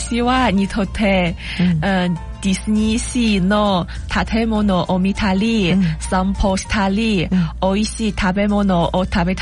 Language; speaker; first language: Japanese; non-native, learner; Chinese